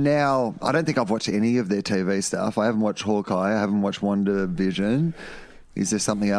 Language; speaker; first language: English; native; English